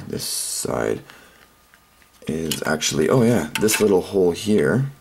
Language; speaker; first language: English; native; English